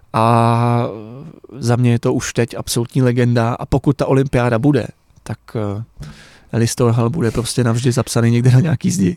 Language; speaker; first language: Czech; native; Czech